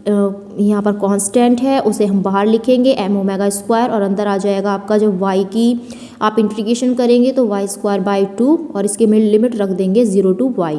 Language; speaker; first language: Hindi; native; Hindi